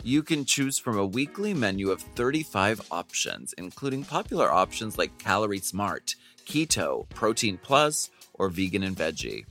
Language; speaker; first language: English; native; English